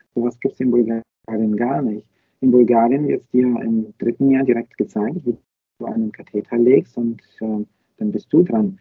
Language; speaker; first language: German; non-native, fluent; Bulgarian